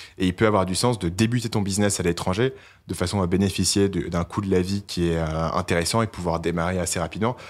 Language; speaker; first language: French; native; French